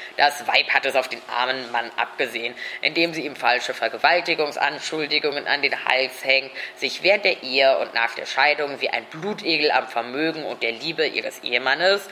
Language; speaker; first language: German; native; German